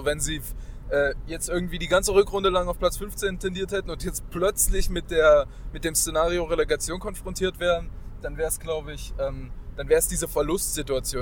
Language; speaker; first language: German; native; German